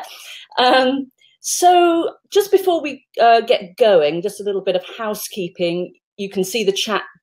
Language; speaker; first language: English; native; English